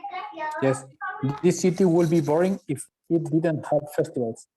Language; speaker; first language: English; non-native, learner; Spanish